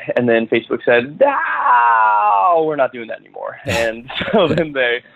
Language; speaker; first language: English; native; English